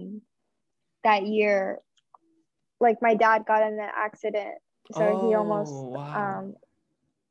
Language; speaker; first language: English; native; English